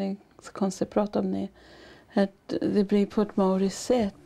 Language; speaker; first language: Swedish; non-native, fluent; Māori